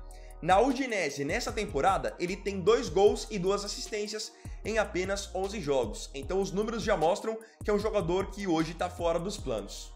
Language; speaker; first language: Portuguese; native; Portuguese